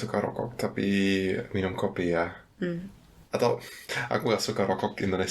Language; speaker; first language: Indonesian; non-native, fluent; German